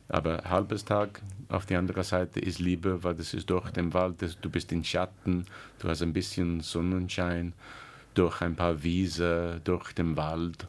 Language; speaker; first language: German; non-native, learner; English